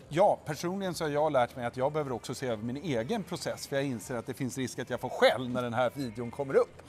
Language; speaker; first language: Swedish; native; Swedish